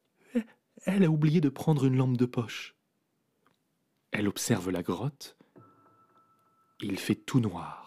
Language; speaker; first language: French; native; French